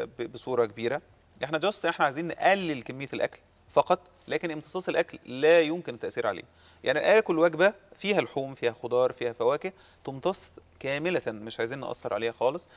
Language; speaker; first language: Arabic; native; Arabic